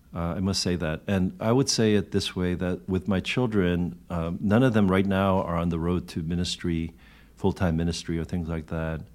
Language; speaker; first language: English; early bilingual, other home language; Korean